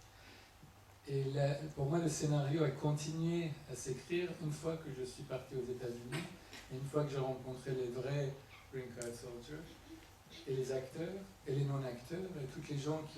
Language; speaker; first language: French; non-native, fluent; Persian